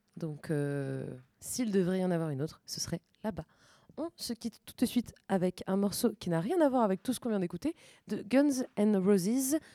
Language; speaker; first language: French; native; French